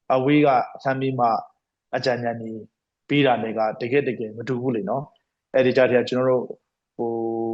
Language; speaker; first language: Burmese; non-native, local second language; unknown